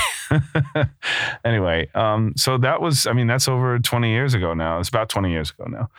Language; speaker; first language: English; native; English